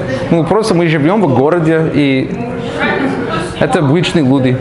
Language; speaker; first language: Russian; non-native, learner; English